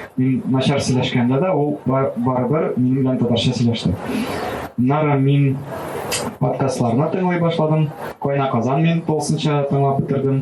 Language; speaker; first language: Tatar; non-native, local second language; Russian